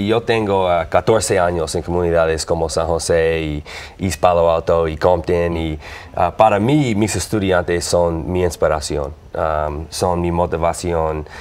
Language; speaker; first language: Spanish; non-native, learner; English